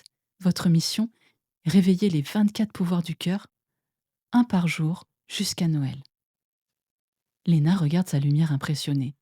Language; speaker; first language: French; native; French